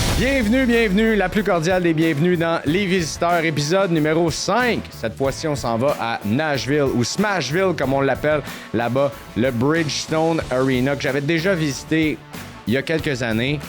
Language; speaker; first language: French; native; French